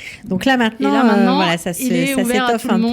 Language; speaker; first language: French; native; French